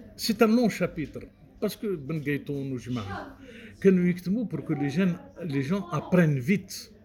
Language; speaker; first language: French; non-native, local second language; Arabic